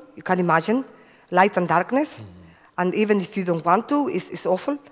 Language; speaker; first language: English; non-native, fluent; Spanish